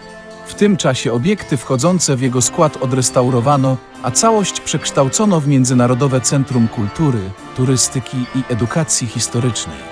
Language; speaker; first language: Polish; native; Polish